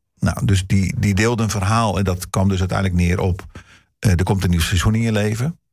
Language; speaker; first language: Dutch; early bilingual, heritage; Dutch